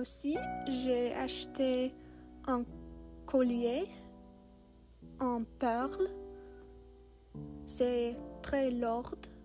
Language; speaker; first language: French; non-native, learner; English